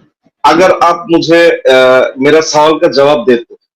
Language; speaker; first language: Hindi; non-native, learner; Bangla